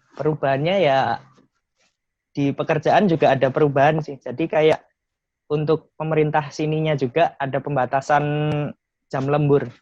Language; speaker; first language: Indonesian; native; Indonesian